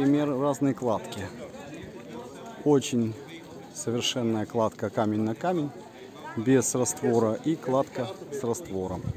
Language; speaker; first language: Russian; native; Russian